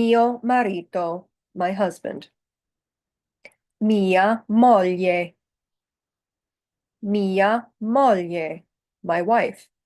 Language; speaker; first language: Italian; non-native, fluent; English